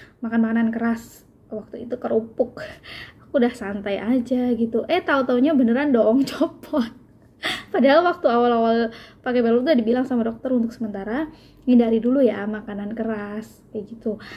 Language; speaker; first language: Indonesian; native; Indonesian